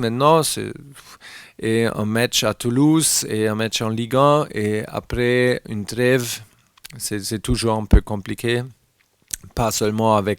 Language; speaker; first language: French; non-native, learner; German